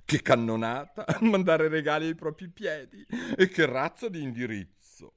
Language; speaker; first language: Italian; native; Italian